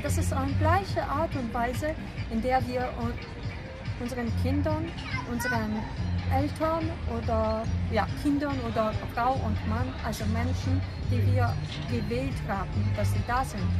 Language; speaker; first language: German; non-native, fluent; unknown